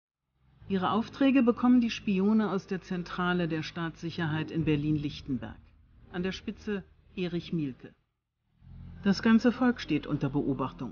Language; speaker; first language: German; native; German